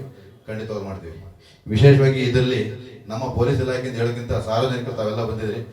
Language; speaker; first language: Kannada; native; Kannada